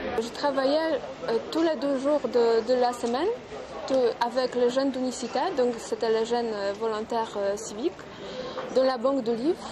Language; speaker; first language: French; non-native, fluent; Polish